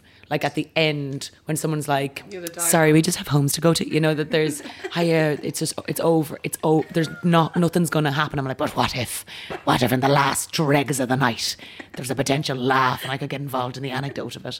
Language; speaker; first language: English; native; English